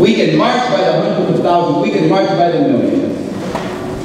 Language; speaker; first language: English; early bilingual, other home language; Spanish